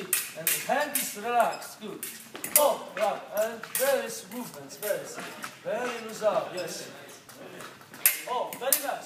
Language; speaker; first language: English; non-native, learner; Polish